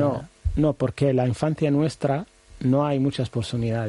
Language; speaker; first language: Spanish; non-native, learner; Arabic